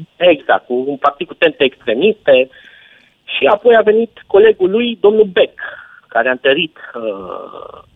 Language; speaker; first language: Romanian; native; Romanian